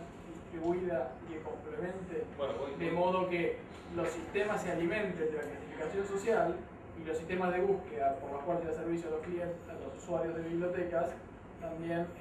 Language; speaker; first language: Spanish; native; Spanish